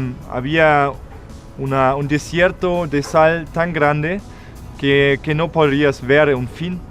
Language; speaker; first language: Spanish; non-native, fluent; German